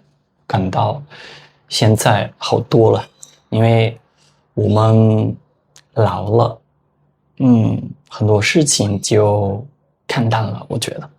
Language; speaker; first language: Chinese; non-native, fluent; Spanish